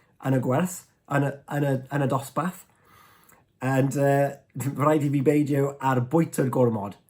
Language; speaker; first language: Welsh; non-native, learner; English